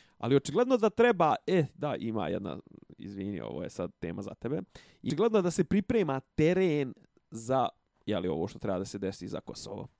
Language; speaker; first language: Bosnian; native; Bosnian